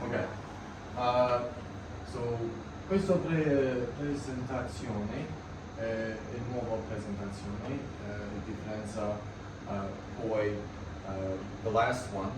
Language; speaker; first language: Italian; non-native, learner; English